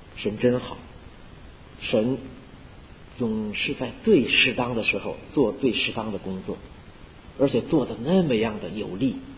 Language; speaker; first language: Chinese; native; Chinese